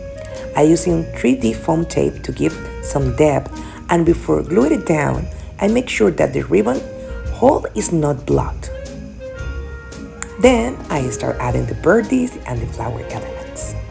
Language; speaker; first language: English; non-native, fluent; Spanish